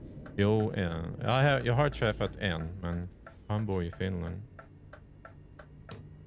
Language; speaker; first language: Swedish; non-native, fluent; English